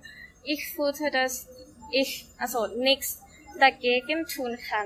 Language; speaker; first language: German; non-native, learner; Thai